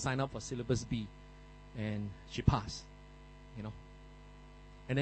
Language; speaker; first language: English; non-native, local second language; Min Nan Chinese